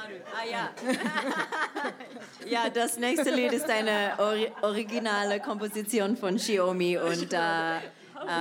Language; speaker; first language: German; non-native, fluent; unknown